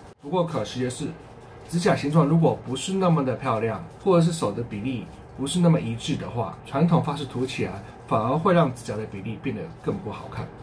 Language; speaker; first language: Chinese; native; Chinese